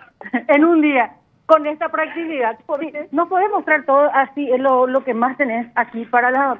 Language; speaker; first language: Spanish; native; Spanish